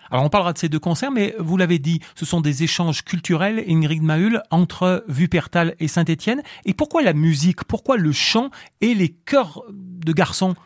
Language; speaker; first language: French; native; French